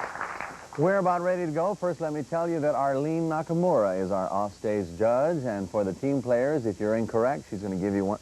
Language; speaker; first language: English; native; English